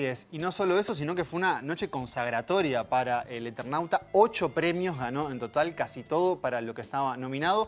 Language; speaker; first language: Spanish; native; Spanish